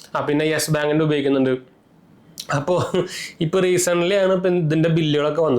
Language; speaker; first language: Malayalam; native; Malayalam